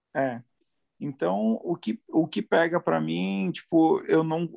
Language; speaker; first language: Portuguese; native; Portuguese